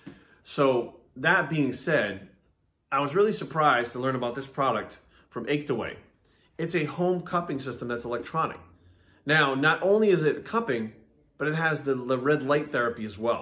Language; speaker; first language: English; native; English